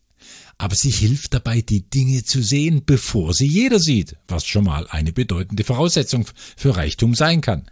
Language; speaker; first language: German; native; German